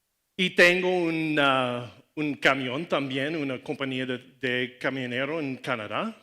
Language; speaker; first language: Spanish; non-native, learner; English